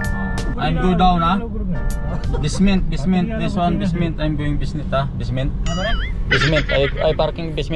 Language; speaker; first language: English; non-native, learner; Filipino